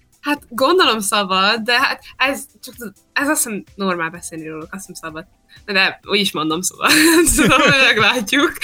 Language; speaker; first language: Hungarian; early bilingual, heritage; Hungarian